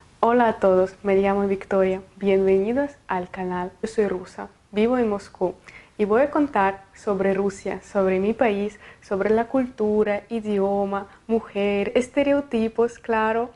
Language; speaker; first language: Spanish; non-native, fluent; Russian